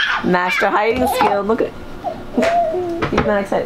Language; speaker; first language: English; early bilingual, other home language; Spanish